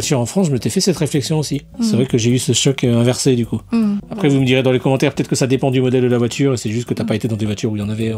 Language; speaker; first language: French; native; French